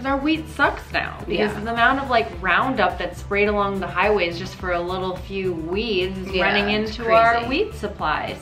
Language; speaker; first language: English; native; English